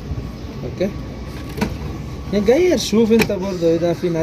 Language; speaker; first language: Arabic; non-native, learner; Bangla